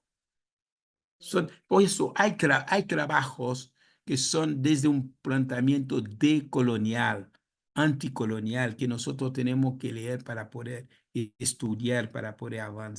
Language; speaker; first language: Spanish; non-native, fluent; Haitian Creole